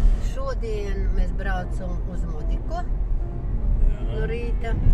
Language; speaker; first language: Latvian; non-native, local second language; Russian